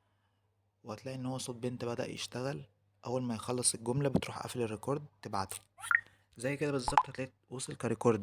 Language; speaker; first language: Arabic; native; Arabic